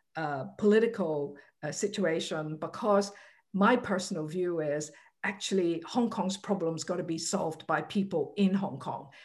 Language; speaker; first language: English; non-native, local second language; Cantonese